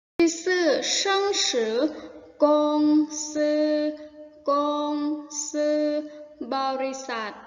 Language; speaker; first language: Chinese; non-native, fluent; Thai